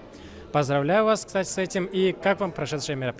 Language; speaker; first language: Russian; native; Russian